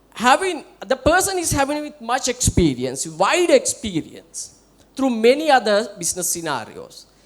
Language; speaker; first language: English; non-native, local second language; Sinhala